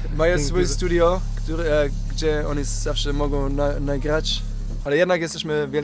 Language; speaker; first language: Polish; non-native, fluent; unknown